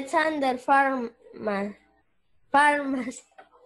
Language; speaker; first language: English; non-native, learner; Spanish